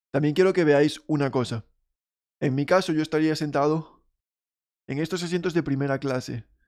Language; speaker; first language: Spanish; native; Spanish